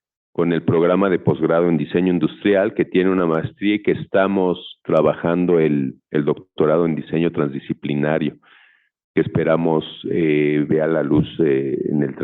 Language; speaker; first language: Spanish; native; Spanish